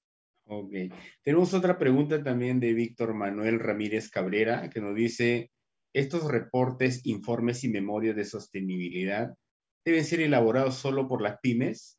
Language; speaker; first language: Spanish; native; Spanish